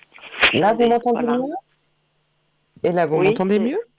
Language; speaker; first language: French; native; French